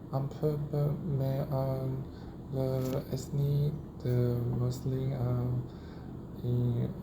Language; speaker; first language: French; non-native, learner; Chinese